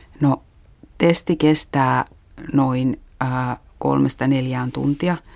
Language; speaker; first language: Finnish; native; Finnish